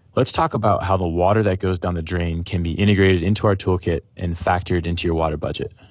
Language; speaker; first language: English; native; English